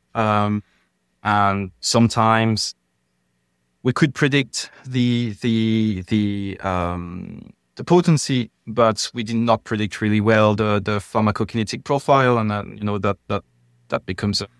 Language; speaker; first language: English; non-native, fluent; French